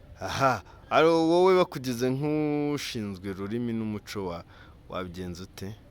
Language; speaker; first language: Kinyarwanda; native; Kinyarwanda